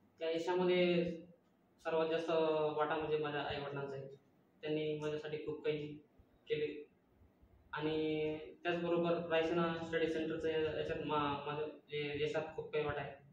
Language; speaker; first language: Marathi; non-native, local second language; Lambadi